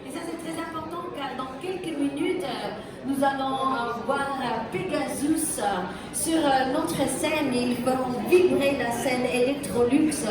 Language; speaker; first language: French; non-native, local second language; German